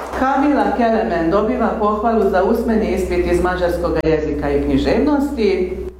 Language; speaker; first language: Croatian; early bilingual, heritage; Croatian